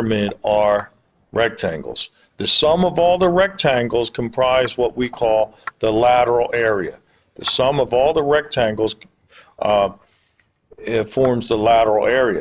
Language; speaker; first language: English; native; English